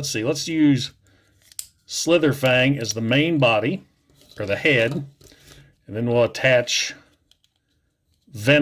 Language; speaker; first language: English; native; English